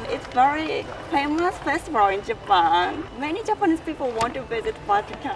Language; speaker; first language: English; non-native, learner; Japanese